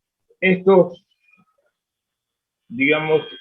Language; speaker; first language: Spanish; native; Spanish